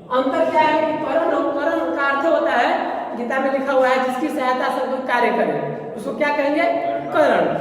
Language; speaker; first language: Hindi; native; Hindi